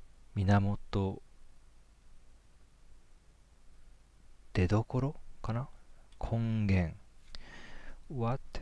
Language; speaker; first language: Japanese; native; Japanese